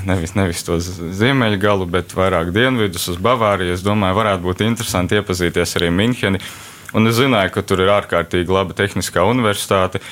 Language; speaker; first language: Latvian; early bilingual, heritage; Latvian